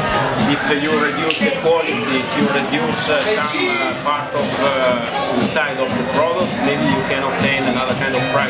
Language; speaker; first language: English; non-native, fluent; Italian